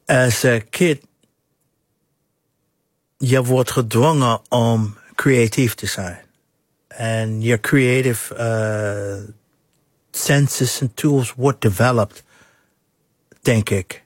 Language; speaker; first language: Dutch; non-native, fluent; English